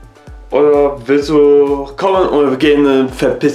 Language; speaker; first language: German; non-native, learner; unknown